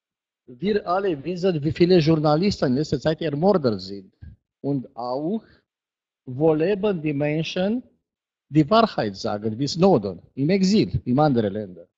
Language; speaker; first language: German; non-native, fluent; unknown